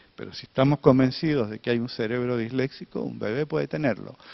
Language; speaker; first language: Spanish; native; Spanish